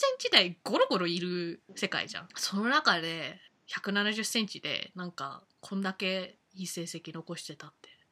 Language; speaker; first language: Japanese; native; Japanese